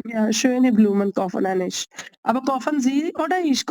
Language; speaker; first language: German; non-native, learner; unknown